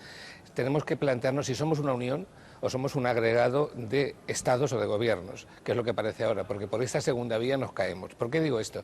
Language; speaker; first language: Spanish; native; Spanish